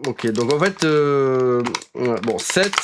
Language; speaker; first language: French; native; French